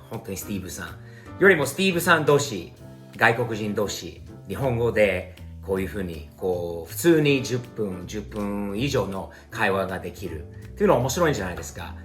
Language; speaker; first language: Japanese; non-native, fluent; English